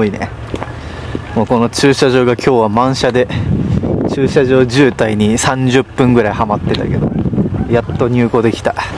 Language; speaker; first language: Japanese; native; Japanese